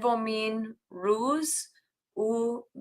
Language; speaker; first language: Persian; non-native, learner; English